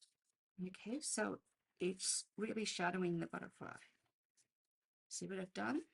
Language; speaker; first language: English; native; English